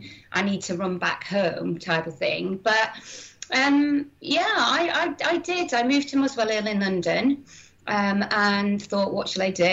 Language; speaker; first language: English; native; English